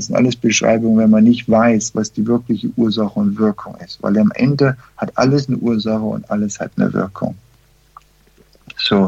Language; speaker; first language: German; early bilingual, heritage; German